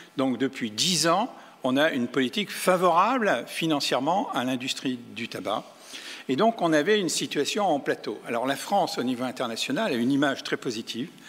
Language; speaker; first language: French; native; French